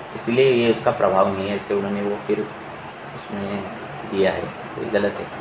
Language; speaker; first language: Hindi; non-native, local second language; Marathi